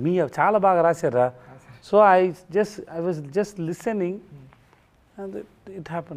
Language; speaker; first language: Telugu; non-native, learner; Tamil